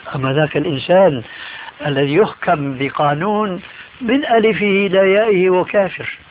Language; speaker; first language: Arabic; early bilingual, other home language; Albanian